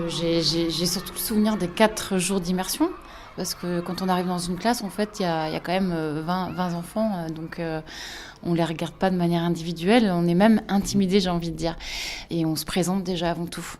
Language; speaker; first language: French; native; French